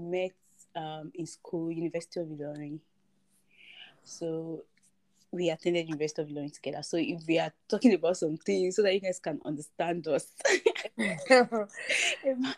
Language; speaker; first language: English; non-native, local second language; Yoruba